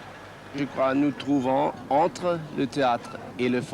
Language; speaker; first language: French; non-native, learner; German